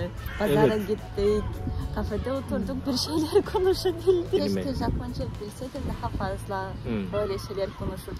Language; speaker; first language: Turkish; non-native, learner; Russian